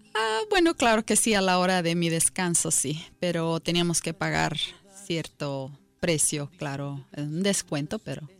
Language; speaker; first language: Spanish; native; Spanish